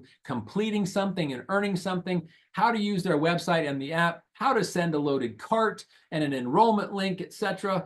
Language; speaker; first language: English; native; English